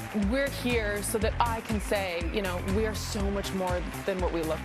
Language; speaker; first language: English; native; English